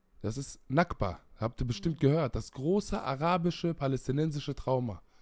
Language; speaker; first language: German; early bilingual, other home language; Arabic